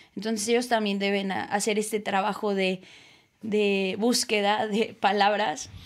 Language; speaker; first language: Spanish; native; Spanish